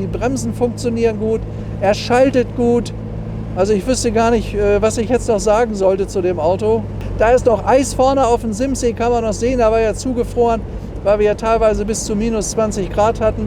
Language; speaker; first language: German; native; German